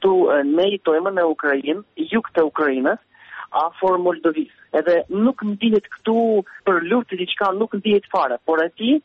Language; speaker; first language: Albanian; early bilingual, heritage; Albanian